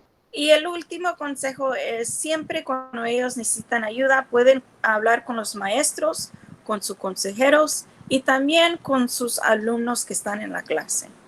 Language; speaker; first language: Spanish; early bilingual, heritage; Spanish